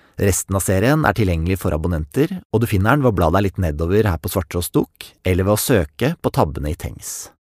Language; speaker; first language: Norwegian; native; Norwegian